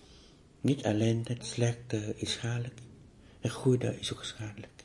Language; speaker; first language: Dutch; non-native, fluent; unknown